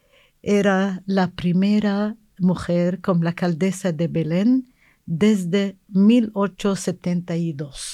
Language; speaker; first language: Spanish; non-native, learner; Arabic